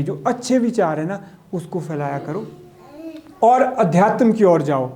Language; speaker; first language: Hindi; native; Hindi